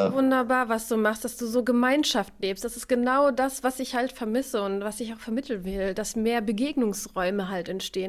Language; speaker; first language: German; native; German